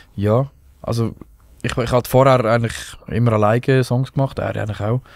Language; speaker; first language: German; native; German